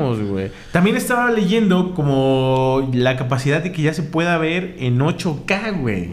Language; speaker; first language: Spanish; native; Spanish